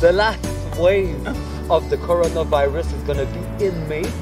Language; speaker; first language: English; non-native, fluent; French